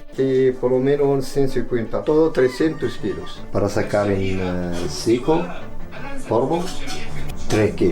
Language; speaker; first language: Spanish; non-native, learner; Arabic